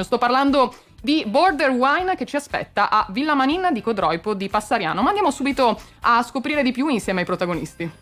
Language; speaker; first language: Italian; native; Italian